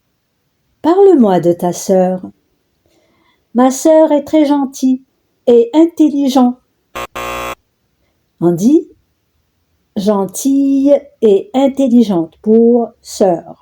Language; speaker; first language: French; non-native, local second language; Arabic